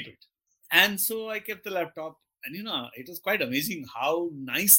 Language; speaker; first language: English; non-native, local second language; Bangla